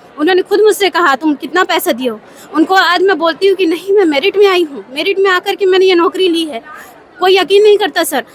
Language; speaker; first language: Hindi; native; Hindi